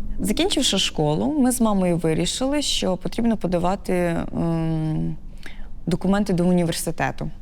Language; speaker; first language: Ukrainian; non-native, local second language; Romany